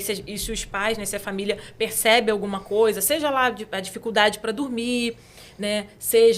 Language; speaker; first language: Portuguese; native; Portuguese